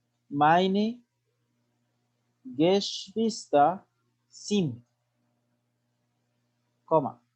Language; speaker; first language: German; non-native, fluent; Spanish